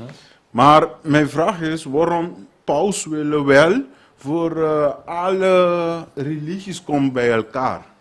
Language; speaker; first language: Dutch; non-native, learner; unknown